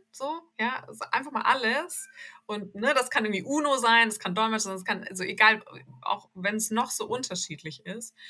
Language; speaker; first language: German; native; German